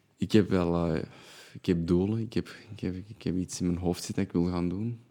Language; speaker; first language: Dutch; native; Dutch